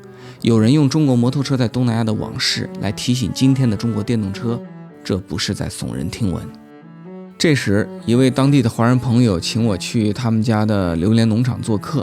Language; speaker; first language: Chinese; native; Chinese